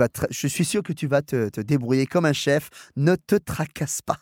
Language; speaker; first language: French; native; French